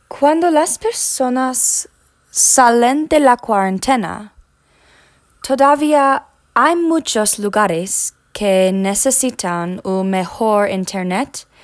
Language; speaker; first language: Spanish; non-native, learner; English